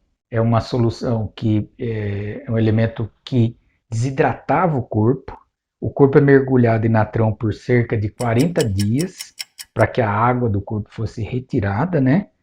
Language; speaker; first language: Portuguese; native; Portuguese